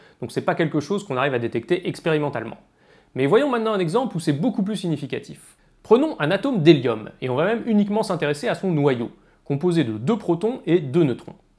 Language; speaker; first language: French; native; French